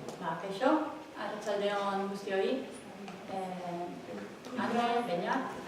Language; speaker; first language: Basque; non-native, fluent; Italian